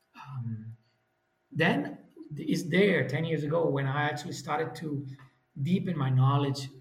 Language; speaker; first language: English; non-native, fluent; Italian